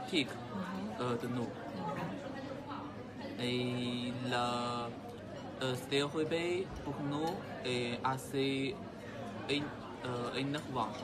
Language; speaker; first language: French; non-native, learner; Chinese